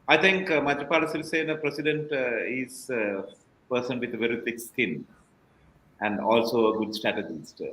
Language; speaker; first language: English; non-native, local second language; Tamil